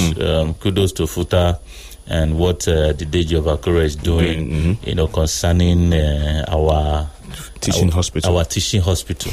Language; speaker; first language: English; non-native, local second language; Yoruba